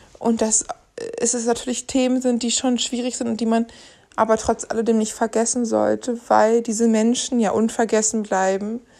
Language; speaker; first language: German; native; German